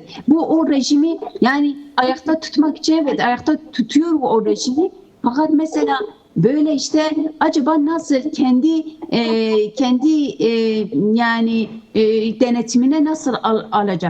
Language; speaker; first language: Turkish; non-native, fluent; Kurdish